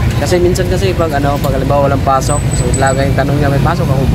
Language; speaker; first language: Filipino; non-native, local second language; Hiligaynon